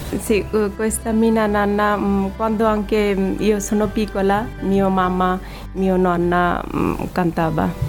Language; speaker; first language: Italian; non-native, learner; Bangla